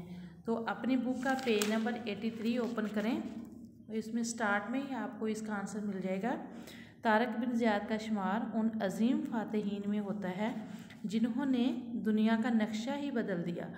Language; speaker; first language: Hindi; non-native, local second language; Punjabi